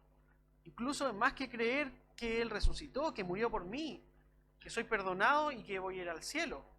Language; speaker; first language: Spanish; native; Spanish